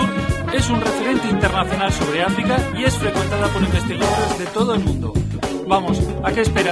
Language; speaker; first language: Spanish; native; Spanish